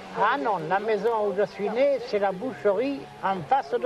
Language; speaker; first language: French; native; French